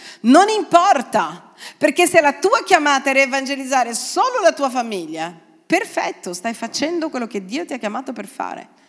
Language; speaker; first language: Italian; non-native, fluent; Portuguese